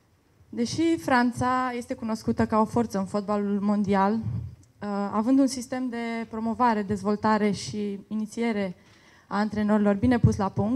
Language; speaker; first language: Romanian; native; Romanian